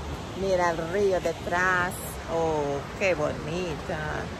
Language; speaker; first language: Spanish; non-native, fluent; English